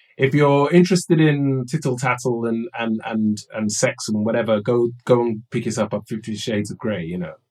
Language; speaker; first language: English; early bilingual, other home language; Somali